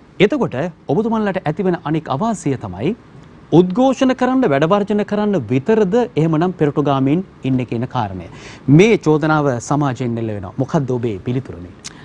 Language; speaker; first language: Sinhala; native; Sinhala